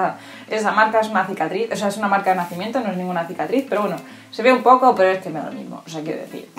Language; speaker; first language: Spanish; native; Spanish